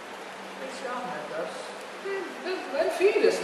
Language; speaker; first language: German; early bilingual, heritage; German